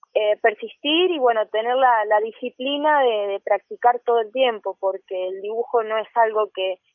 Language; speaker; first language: Spanish; native; Spanish